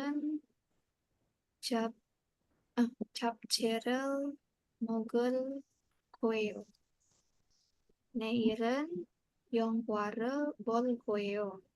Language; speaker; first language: Korean; non-native, learner; Indonesian